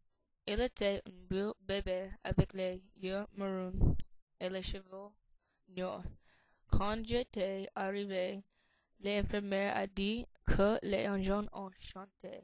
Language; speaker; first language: French; non-native, learner; English